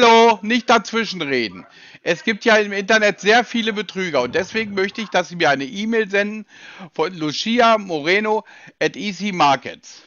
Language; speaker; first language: German; native; German